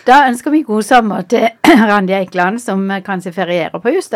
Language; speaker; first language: Norwegian; native; Norwegian